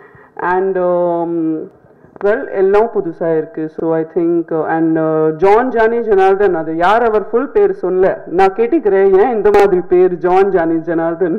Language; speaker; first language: Tamil; non-native, fluent; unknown